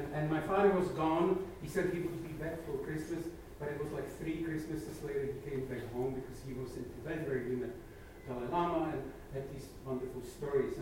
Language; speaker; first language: English; non-native, fluent; Czech